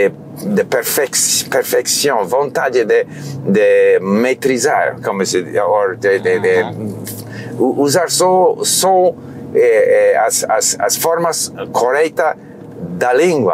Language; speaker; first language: Portuguese; non-native, fluent; English